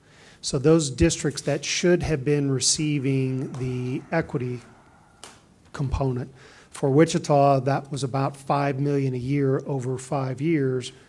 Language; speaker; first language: English; native; English